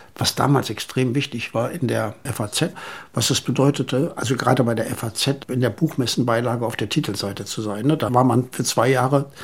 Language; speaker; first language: German; native; German